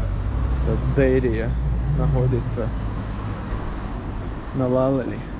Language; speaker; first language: Russian; non-native, local second language; Chechen